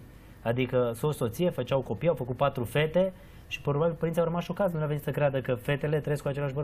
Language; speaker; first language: Romanian; native; Romanian